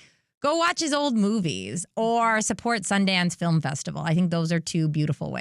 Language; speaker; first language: English; native; English